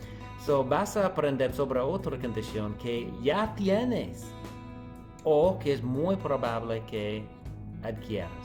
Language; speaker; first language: Spanish; non-native, fluent; English